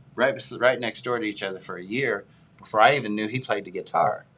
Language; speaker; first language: English; native; English